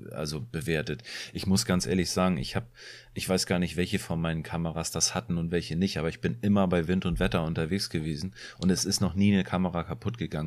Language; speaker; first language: German; native; German